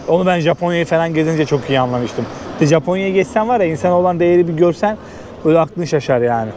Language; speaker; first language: Turkish; native; Turkish